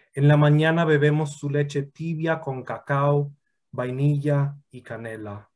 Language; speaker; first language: Spanish; early bilingual, other home language; English